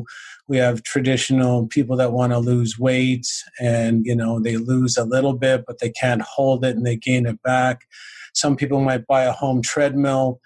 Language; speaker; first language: English; native; English